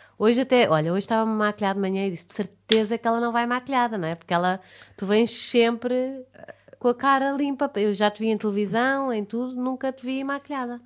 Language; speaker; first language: Portuguese; native; Portuguese